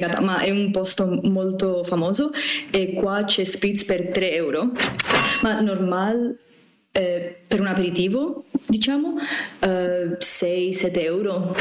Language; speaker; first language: Italian; non-native, learner; Spanish